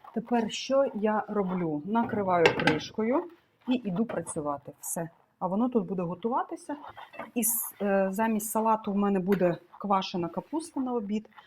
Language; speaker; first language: Ukrainian; non-native, local second language; Russian